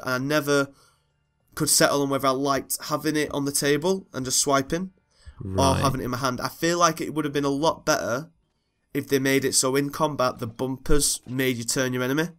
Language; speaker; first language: English; native; English